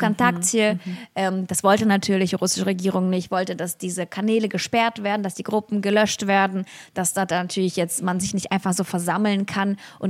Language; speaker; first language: German; early bilingual, other home language; Russian